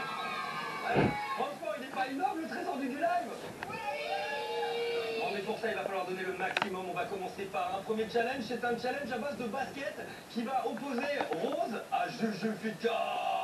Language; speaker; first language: French; native; French